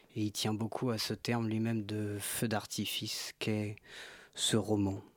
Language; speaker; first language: French; native; French